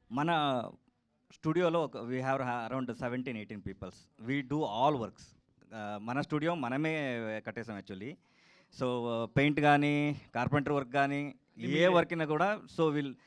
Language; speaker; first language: Telugu; non-native, learner; Kannada